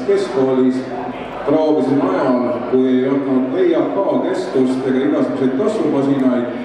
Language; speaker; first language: Estonian; native; Estonian